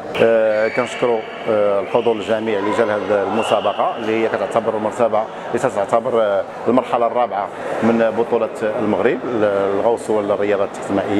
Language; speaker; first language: Arabic; native; Arabic